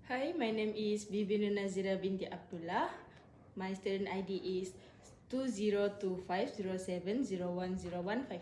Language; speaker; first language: English; non-native, learner; Malay